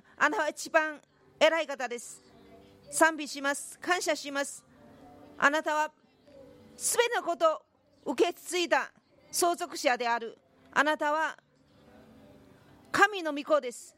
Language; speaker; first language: Japanese; non-native, fluent; Korean